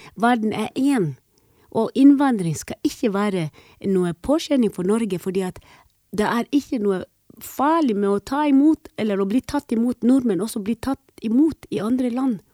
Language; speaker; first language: Norwegian; non-native, fluent; Somali